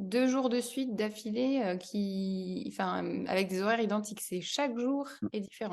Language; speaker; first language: French; native; French